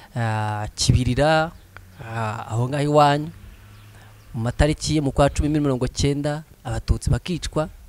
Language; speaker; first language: Kinyarwanda; native; Kinyarwanda